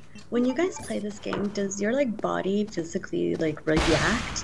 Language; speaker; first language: English; native; English